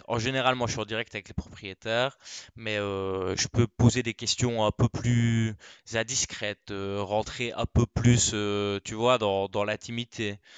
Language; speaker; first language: French; native; French